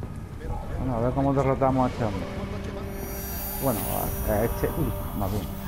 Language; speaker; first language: Spanish; native; Spanish